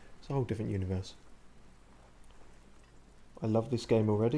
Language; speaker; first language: English; native; English